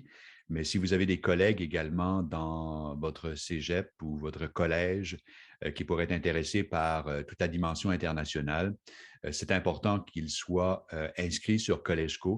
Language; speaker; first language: French; native; French